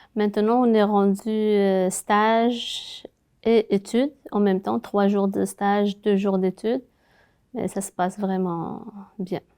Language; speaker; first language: French; non-native, local second language; Arabic